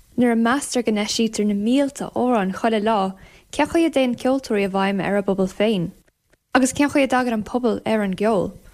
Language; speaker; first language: Irish; native; Irish